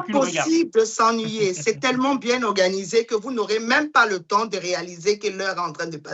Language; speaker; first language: French; non-native, local second language; Duala